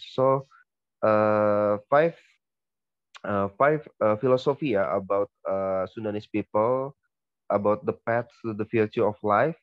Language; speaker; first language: English; non-native, learner; Indonesian